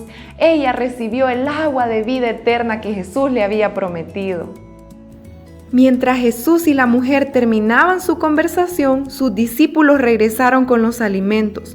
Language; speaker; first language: Spanish; native; Spanish